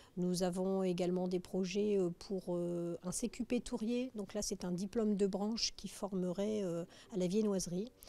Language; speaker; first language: French; native; French